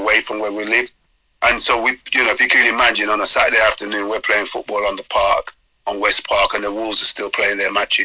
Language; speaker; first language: English; native; English